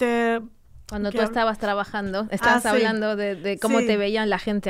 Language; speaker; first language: Spanish; native; Spanish